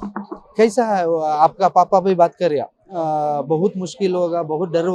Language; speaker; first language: Hindi; non-native, local second language; Kannada